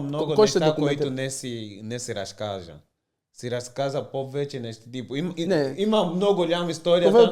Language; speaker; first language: Bulgarian; non-native, learner; Portuguese